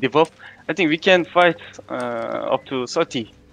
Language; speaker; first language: English; non-native, learner; Korean